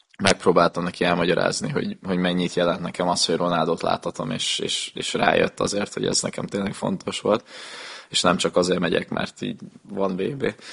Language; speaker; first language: Hungarian; early bilingual, heritage; Hungarian